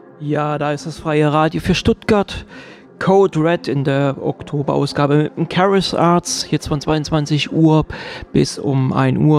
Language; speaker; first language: German; native; German